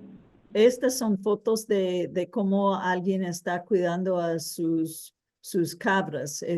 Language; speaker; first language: Spanish; early bilingual, heritage; Spanish